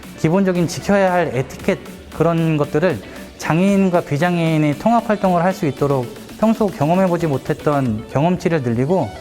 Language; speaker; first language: Korean; native; Korean